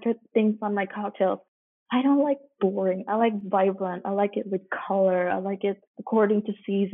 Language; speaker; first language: English; non-native, local second language; Cantonese